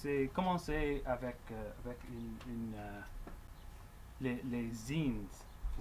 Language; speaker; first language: French; non-native, local second language; English